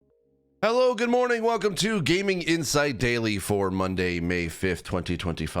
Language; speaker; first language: English; native; English